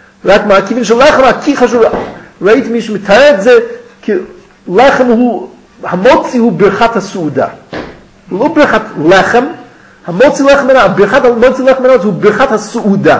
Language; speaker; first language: Hebrew; non-native, fluent; English